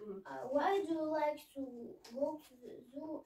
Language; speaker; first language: English; non-native, learner; Russian